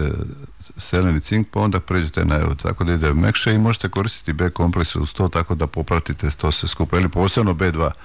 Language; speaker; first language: Croatian; native; Croatian